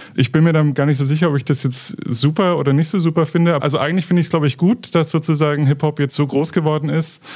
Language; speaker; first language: German; native; German